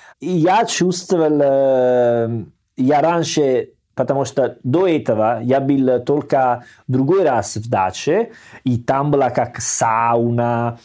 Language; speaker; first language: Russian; non-native, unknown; Italian